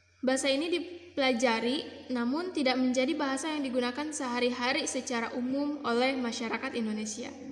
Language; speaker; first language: Indonesian; non-native, local second language; Sundanese